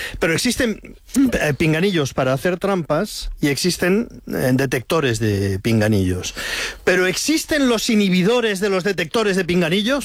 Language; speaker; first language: Spanish; native; Spanish